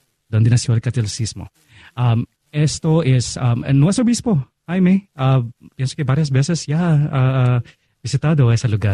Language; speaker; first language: Spanish; non-native, fluent; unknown